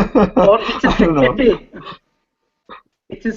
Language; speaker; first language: English; non-native, learner; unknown